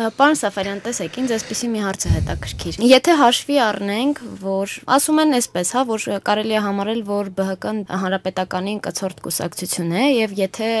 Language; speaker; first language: Armenian; native; Armenian